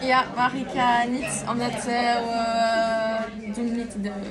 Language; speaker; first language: Dutch; non-native, learner; Romanian